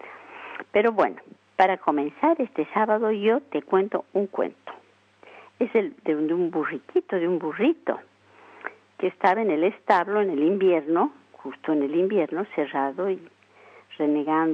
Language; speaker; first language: Spanish; native; Spanish